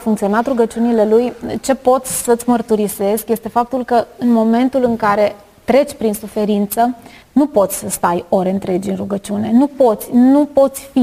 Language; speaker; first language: Romanian; native; Romanian